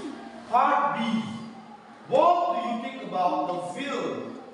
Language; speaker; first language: English; non-native, learner; Indonesian